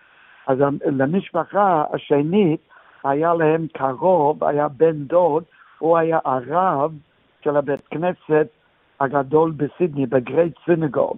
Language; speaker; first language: Hebrew; non-native, fluent; English